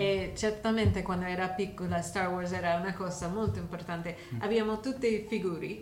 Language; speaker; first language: Italian; non-native, learner; English